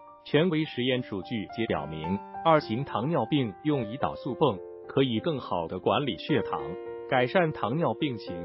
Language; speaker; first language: Chinese; native; Chinese